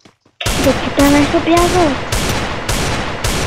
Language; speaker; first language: Bulgarian; native; Bulgarian